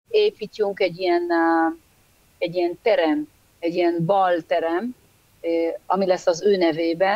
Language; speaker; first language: Hungarian; early bilingual, heritage; Hebrew